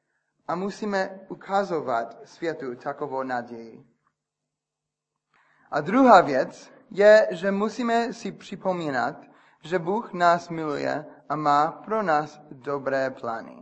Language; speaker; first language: Czech; non-native, fluent; English